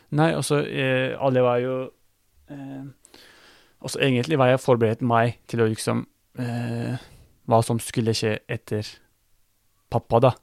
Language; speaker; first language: Norwegian; non-native, fluent; Turkish